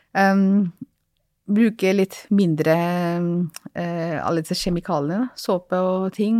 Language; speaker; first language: Norwegian; non-native, fluent; Hindi